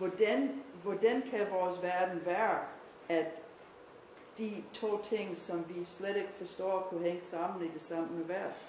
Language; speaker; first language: Danish; non-native, fluent; English